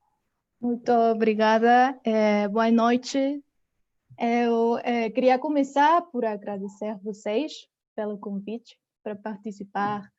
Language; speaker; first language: Portuguese; non-native, fluent; Spanish